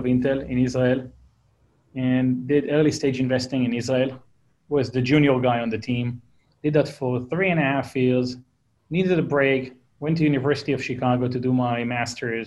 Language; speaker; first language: English; non-native, fluent; Hebrew